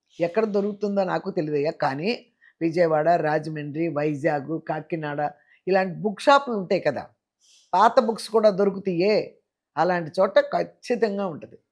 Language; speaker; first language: Telugu; native; Telugu